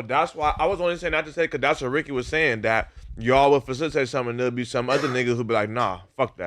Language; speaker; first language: English; native; English